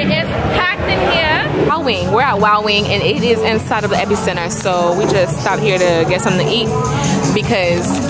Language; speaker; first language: English; native; English